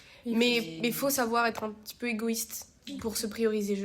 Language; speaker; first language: French; native; French